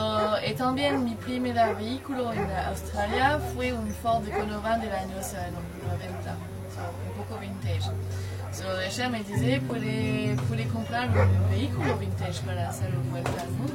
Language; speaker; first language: Spanish; non-native, learner; French